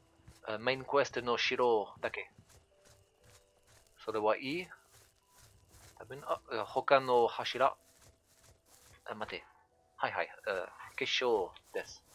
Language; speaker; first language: Japanese; non-native, learner; French